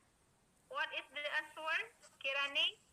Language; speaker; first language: English; non-native, learner; Indonesian